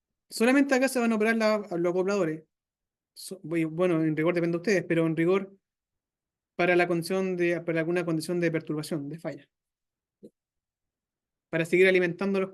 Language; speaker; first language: Spanish; native; Spanish